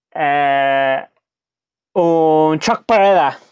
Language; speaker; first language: German; non-native, fluent; Spanish